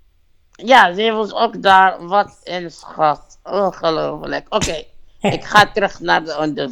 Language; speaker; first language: Dutch; non-native, fluent; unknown